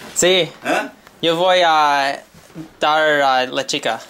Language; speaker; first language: Spanish; non-native, learner; English